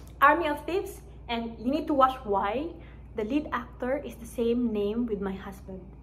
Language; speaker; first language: English; non-native, local second language; Hiligaynon